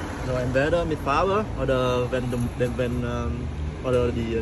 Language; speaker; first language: German; non-native, learner; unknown